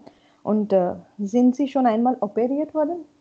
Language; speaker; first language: German; non-native, learner; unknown